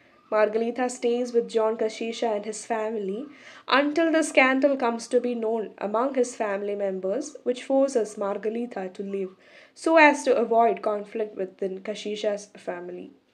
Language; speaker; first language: English; non-native, local second language; Malayalam